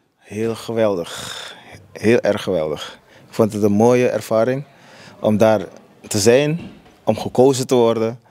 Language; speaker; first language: Dutch; native; Dutch